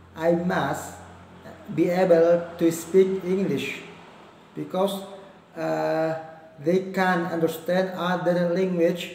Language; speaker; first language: English; non-native, learner; Indonesian